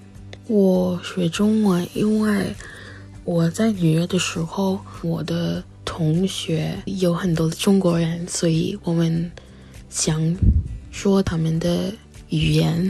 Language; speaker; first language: Chinese; non-native, learner; English